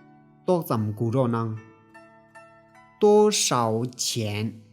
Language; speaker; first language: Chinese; non-native, fluent; Tibetan